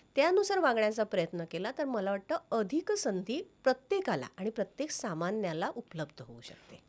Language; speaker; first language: Marathi; native; Marathi